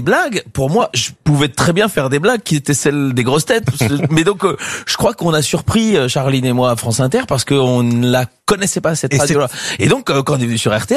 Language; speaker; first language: French; native; French